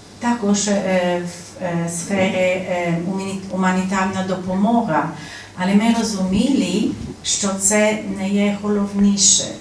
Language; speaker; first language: Ukrainian; non-native, learner; Polish